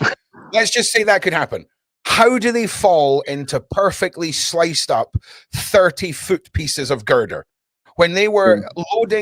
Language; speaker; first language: English; native; English